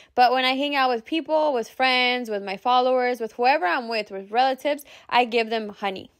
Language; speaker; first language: English; early bilingual, other home language; Spanish